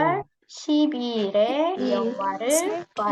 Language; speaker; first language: Korean; non-native, fluent; Indonesian